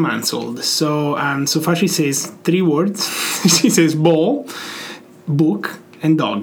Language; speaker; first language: English; non-native, fluent; Italian